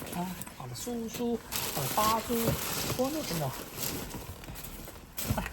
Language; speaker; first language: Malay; non-native, fluent; Chinese